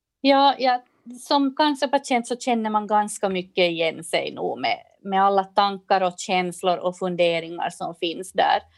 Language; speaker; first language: Swedish; native; Swedish